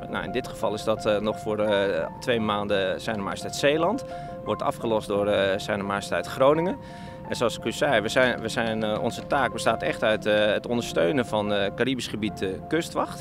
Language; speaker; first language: Dutch; native; Dutch